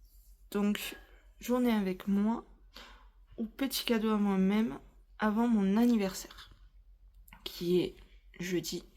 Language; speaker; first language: French; native; French